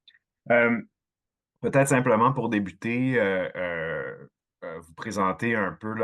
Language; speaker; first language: French; native; French